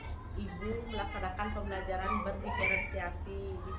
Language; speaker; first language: Indonesian; native; Indonesian